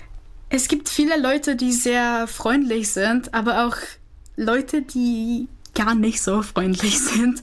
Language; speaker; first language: German; non-native, learner; Czech